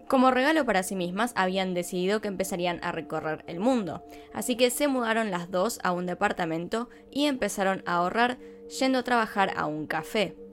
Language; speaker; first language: Spanish; native; Spanish